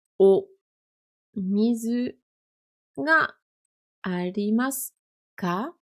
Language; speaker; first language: Japanese; non-native, fluent; French